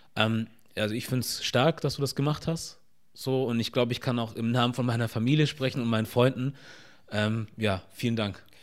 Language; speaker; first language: German; native; German